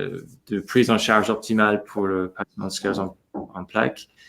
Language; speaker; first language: French; non-native, fluent; English